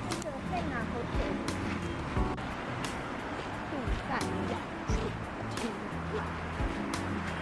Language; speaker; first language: Chinese; native; Chinese